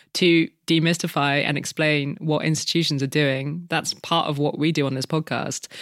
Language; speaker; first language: English; native; English